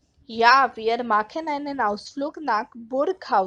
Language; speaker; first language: German; non-native, fluent; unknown